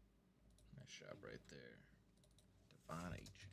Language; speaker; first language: English; native; English